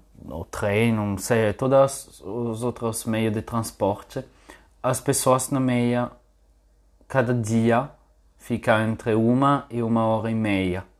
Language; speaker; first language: Portuguese; non-native, fluent; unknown